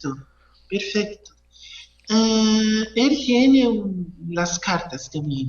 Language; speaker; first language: Spanish; non-native, learner; Portuguese